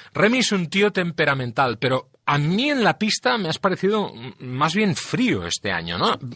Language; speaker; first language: Spanish; non-native, local second language; Catalan